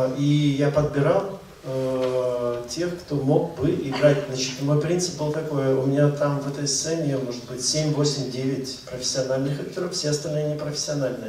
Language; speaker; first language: Russian; native; Russian